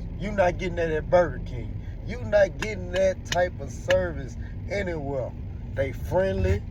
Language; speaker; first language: English; native; English